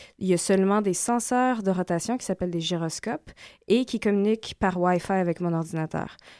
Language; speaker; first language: French; native; French